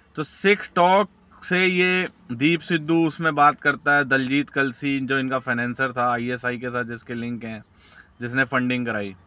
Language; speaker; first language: Hindi; non-native, local second language; Punjabi